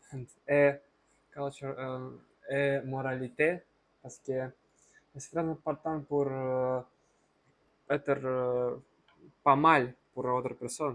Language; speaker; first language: French; non-native, learner; Russian